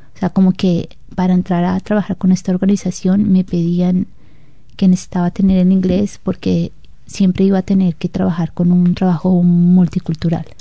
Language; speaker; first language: Spanish; native; Spanish